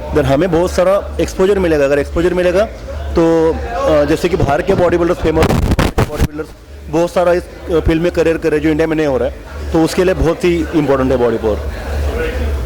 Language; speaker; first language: Hindi; non-native, local second language; Marathi